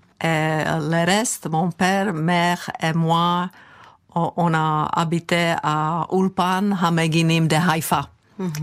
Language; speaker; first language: French; non-native, fluent; Czech